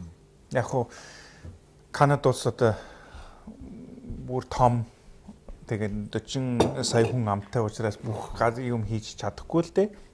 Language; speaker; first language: Mongolian; non-native, fluent; English